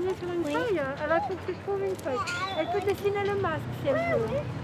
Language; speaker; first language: French; native; French